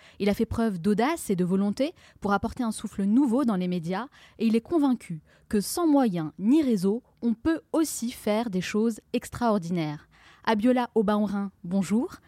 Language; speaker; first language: French; native; French